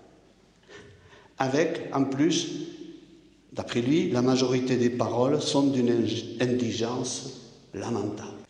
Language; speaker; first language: French; native; French